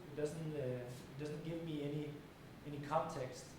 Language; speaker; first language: English; non-native, fluent; Danish